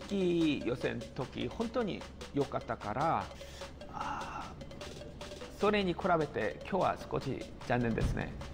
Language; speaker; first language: Japanese; non-native, learner; Korean